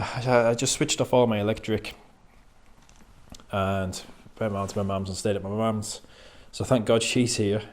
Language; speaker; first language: English; native; English